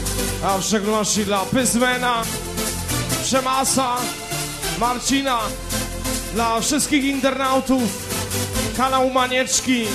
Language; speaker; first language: Polish; native; Polish